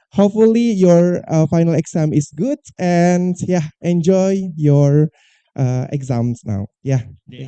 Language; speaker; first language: English; non-native, learner; Indonesian